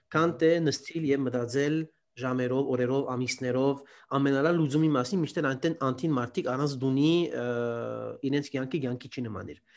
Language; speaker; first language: Armenian; early bilingual, heritage; Armenian